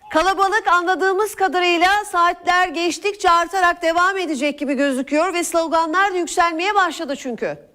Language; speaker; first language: Turkish; native; Turkish